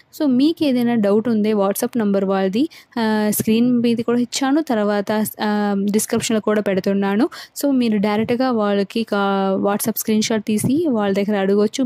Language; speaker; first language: Telugu; non-native, local second language; Tamil